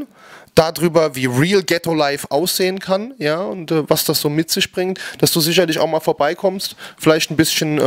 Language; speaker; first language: German; native; German